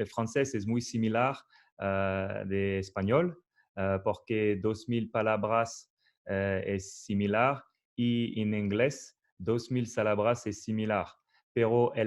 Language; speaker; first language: Spanish; non-native, learner; French